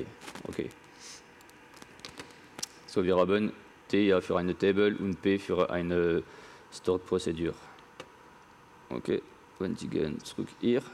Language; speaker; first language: German; non-native, learner; French